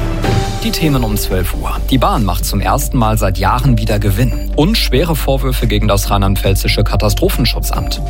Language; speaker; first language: German; native; German